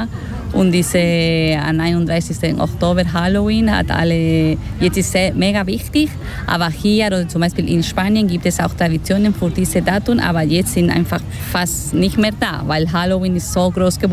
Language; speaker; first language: German; non-native, fluent; Spanish